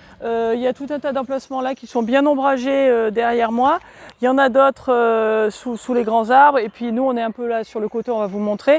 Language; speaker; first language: French; native; French